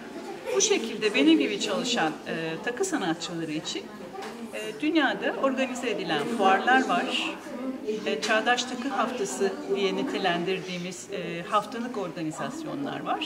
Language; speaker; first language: Turkish; native; Turkish